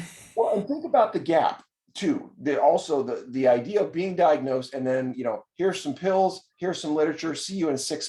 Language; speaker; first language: English; native; English